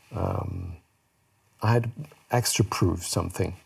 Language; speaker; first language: English; non-native, fluent; German